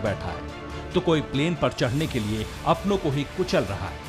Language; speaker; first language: Hindi; native; Hindi